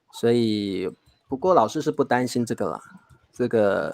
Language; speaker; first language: Chinese; native; Chinese